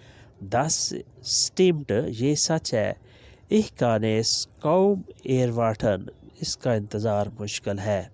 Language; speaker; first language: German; non-native, learner; Urdu